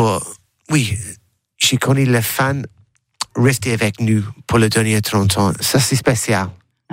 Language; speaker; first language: French; non-native, learner; English